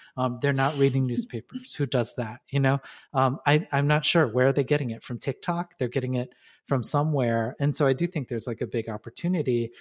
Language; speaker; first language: English; native; English